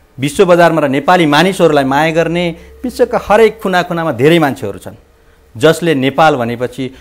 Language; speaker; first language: Nepali; native; Nepali